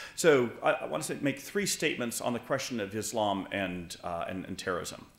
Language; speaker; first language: English; native; English